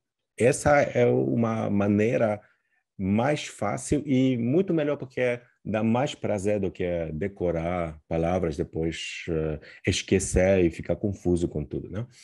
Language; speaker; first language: Portuguese; non-native, fluent; Polish